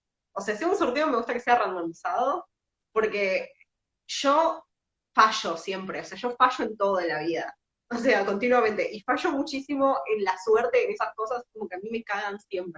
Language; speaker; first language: Spanish; native; Spanish